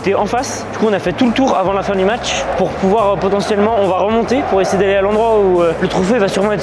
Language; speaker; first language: French; native; French